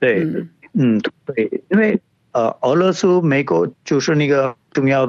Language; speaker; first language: Chinese; non-native, fluent; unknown